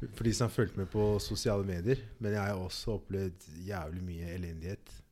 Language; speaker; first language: Norwegian; early bilingual, other home language; Igbo